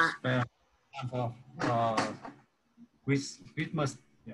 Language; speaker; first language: English; non-native, learner; Vietnamese